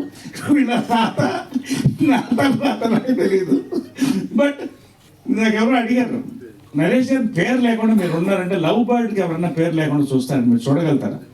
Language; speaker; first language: Telugu; native; Telugu